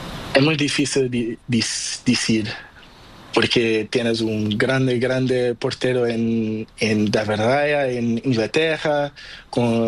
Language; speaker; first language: Spanish; non-native, learner; Portuguese